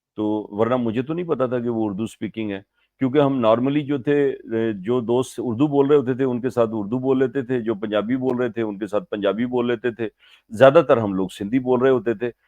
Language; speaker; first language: Urdu; non-native, local second language; Punjabi